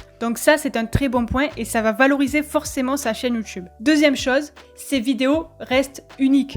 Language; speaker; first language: French; native; French